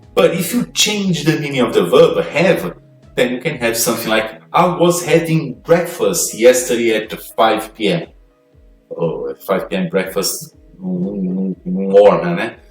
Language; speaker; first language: English; non-native, fluent; Portuguese